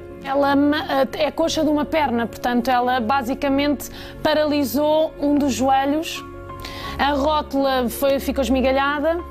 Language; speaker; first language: Portuguese; native; Portuguese